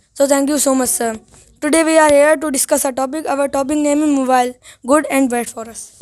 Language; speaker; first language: English; non-native, learner; Hindi